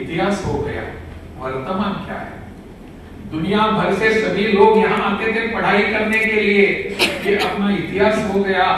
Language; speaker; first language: Hindi; non-native, local second language; Konkani